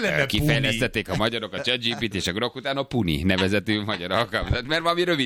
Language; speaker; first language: Hungarian; native; Hungarian